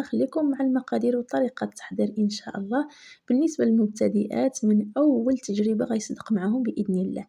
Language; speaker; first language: Arabic; native; Arabic